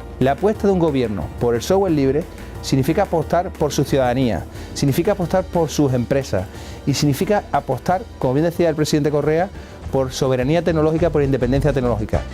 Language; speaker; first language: Spanish; native; Spanish